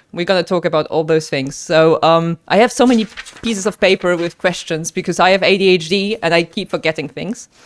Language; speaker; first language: English; non-native, fluent; German